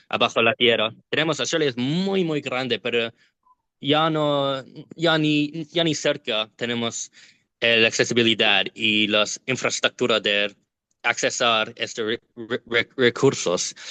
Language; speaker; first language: Spanish; non-native, learner; English